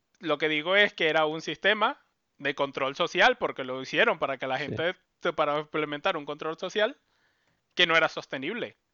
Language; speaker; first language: Spanish; native; Spanish